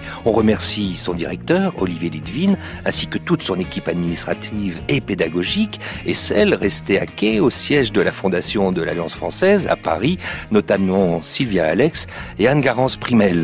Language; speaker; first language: French; native; French